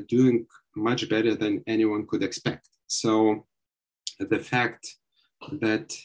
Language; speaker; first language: English; non-native, fluent; Lithuanian